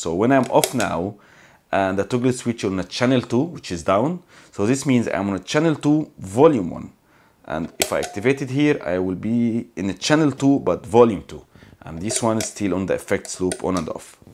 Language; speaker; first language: English; non-native, fluent; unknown